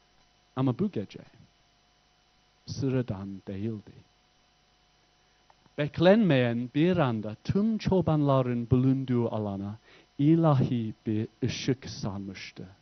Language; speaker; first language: Turkish; non-native, fluent; English